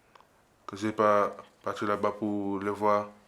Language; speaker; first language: French; non-native, learner; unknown